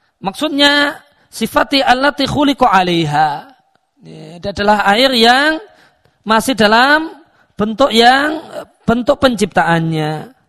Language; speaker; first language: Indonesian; native; Indonesian